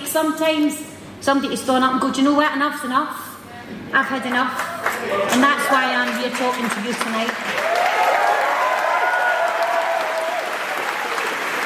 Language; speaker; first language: English; native; English